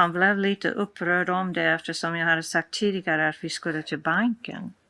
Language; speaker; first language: Swedish; non-native, fluent; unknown